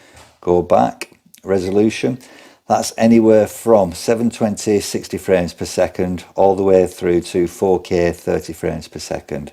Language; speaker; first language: English; native; English